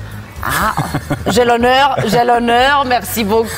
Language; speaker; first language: French; non-native, fluent; Romanian